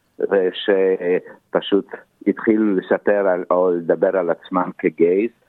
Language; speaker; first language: Hebrew; non-native, fluent; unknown